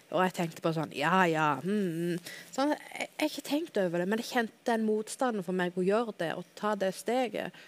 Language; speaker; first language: Norwegian; native; Norwegian